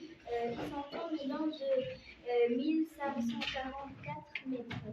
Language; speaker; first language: French; non-native, learner; Arabic